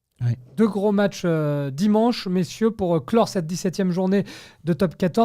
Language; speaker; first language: French; native; French